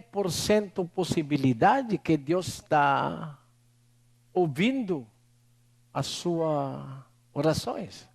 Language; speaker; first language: Portuguese; non-native, learner; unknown